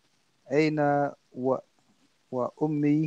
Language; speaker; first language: Arabic; non-native, learner; English